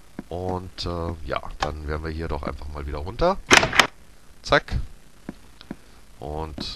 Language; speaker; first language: German; native; German